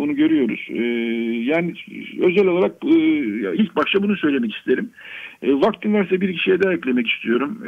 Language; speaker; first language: Turkish; native; Turkish